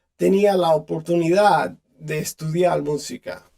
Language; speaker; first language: Spanish; early bilingual, other home language; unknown